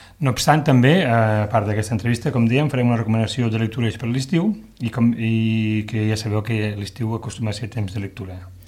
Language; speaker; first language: Catalan; native; Catalan